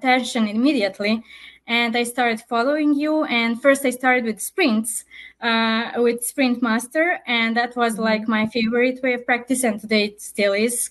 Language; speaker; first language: English; non-native, fluent; Serbian